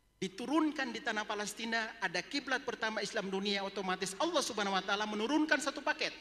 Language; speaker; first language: Indonesian; native; Indonesian